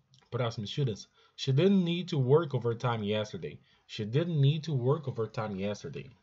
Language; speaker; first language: English; non-native, fluent; Portuguese